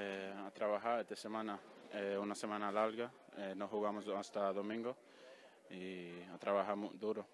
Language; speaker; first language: Spanish; non-native, fluent; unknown